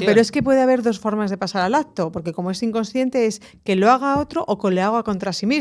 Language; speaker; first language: Spanish; native; Spanish